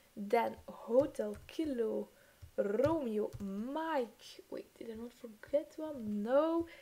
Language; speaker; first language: English; non-native, fluent; Dutch